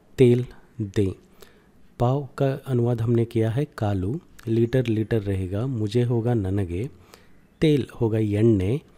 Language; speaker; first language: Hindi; non-native, local second language; Kannada